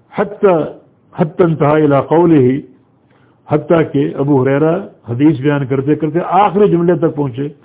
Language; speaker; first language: Urdu; native; Urdu